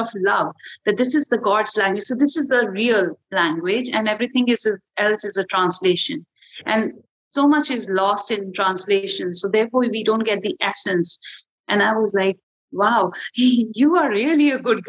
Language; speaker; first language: English; non-native, local second language; Hindi